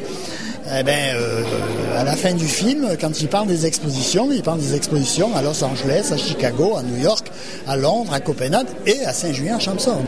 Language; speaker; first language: French; native; French